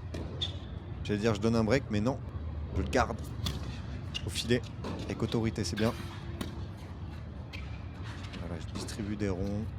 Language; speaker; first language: French; native; French